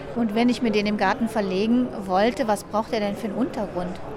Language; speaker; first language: German; native; German